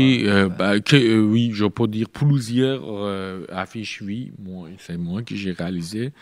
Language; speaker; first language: French; non-native, learner; Persian